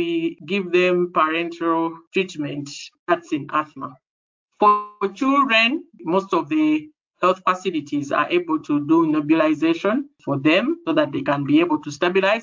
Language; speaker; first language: English; non-native, local second language; Ganda